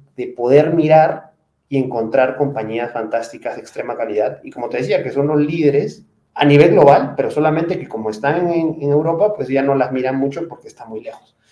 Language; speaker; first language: Spanish; native; Spanish